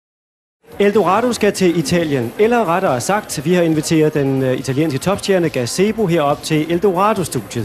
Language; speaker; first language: Danish; native; Danish